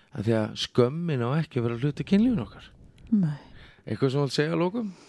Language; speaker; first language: Icelandic; native; Icelandic